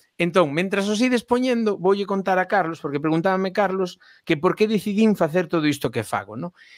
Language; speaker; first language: Galician; non-native, local second language; Spanish